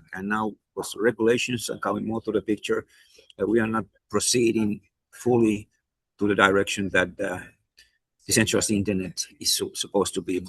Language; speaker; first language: English; non-native, fluent; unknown